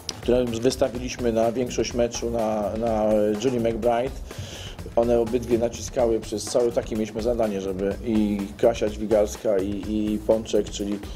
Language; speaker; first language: Polish; native; Polish